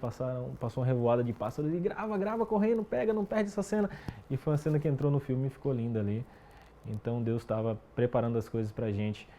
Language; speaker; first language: Portuguese; native; Portuguese